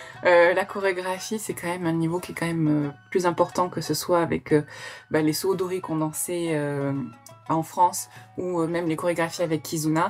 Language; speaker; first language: French; native; French